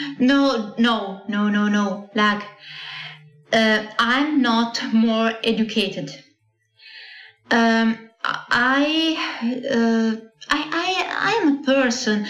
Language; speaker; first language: English; non-native, learner; Italian